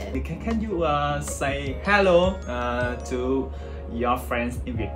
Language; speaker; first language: English; non-native, learner; Vietnamese